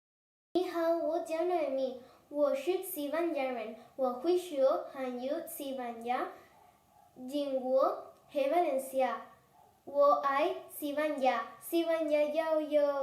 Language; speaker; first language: Chinese; non-native, learner; Spanish